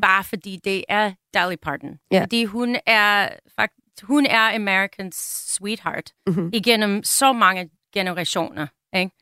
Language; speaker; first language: Danish; non-native, fluent; English